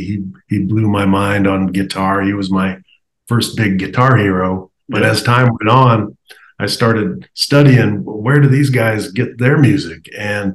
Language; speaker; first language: English; native; English